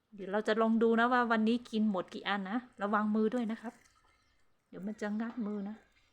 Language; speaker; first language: Thai; native; Thai